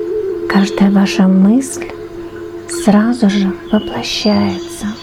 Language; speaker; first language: Russian; native; Russian